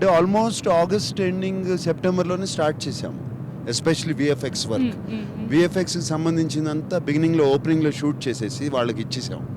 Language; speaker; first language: Telugu; native; Telugu